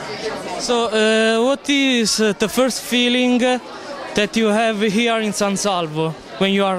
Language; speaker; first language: English; non-native, learner; Italian